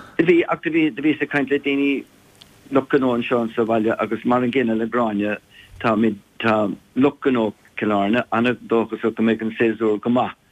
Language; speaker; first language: Irish; non-native, local second language; English